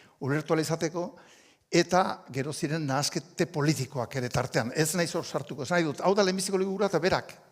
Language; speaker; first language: Basque; native; Basque